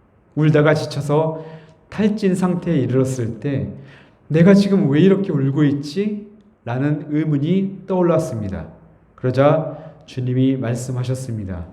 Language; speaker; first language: Korean; native; Korean